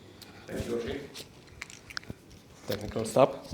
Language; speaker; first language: English; non-native, fluent; Hungarian